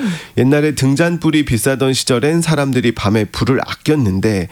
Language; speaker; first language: Korean; native; Korean